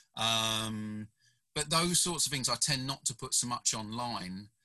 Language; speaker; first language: English; native; English